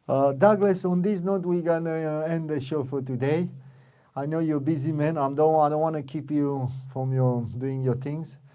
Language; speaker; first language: English; non-native, fluent; Romanian